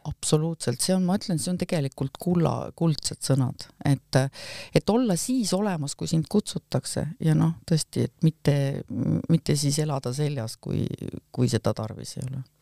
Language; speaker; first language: Estonian; native; Estonian